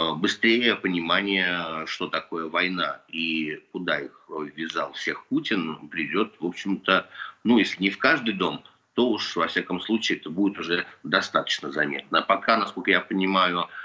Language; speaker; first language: Russian; native; Russian